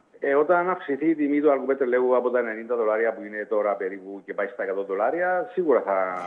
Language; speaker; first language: Greek; native; Greek